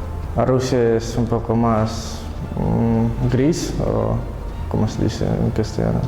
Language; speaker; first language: Spanish; non-native, fluent; Russian